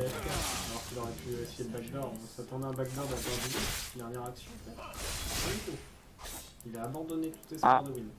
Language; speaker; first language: French; native; French